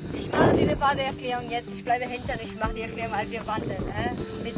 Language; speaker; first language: German; non-native, learner; Portuguese